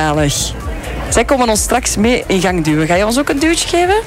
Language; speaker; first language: Dutch; native; Dutch